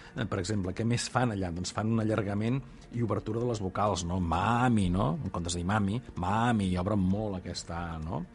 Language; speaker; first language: Catalan; native; Catalan